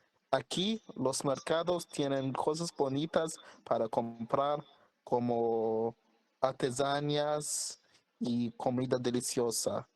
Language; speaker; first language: Spanish; non-native, learner; English